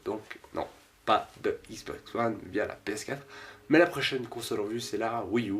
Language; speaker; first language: French; native; French